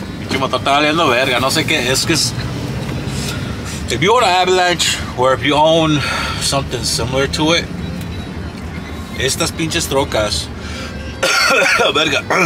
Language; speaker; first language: Spanish; early bilingual, heritage; Spanish